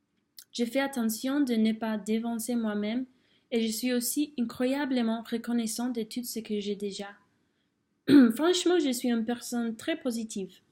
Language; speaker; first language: French; non-native, fluent; English